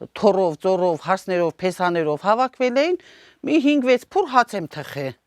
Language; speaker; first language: Armenian; native; Armenian